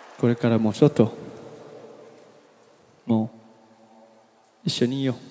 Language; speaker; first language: Japanese; non-native, learner; Korean